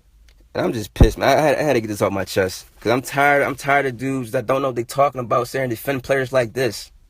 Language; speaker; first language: English; native; English